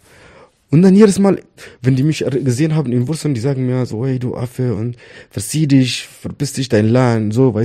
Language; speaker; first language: German; non-native, learner; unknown